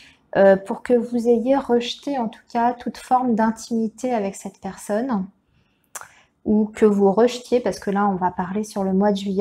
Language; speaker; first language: French; native; French